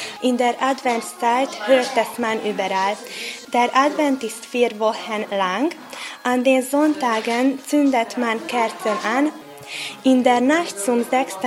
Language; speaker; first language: German; non-native, learner; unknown